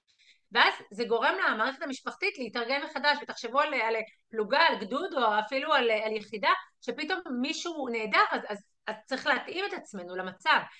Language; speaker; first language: Hebrew; native; Hebrew